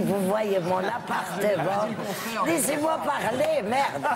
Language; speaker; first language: French; non-native, local second language; Arabic